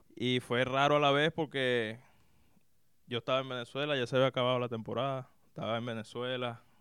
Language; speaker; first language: Spanish; native; Spanish